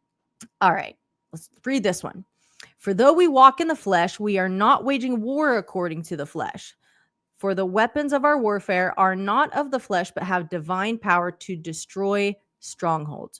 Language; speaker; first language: English; native; English